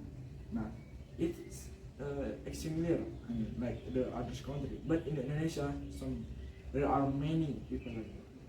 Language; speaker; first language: English; non-native, learner; Indonesian